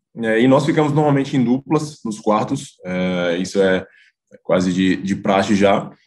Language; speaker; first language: Portuguese; native; Portuguese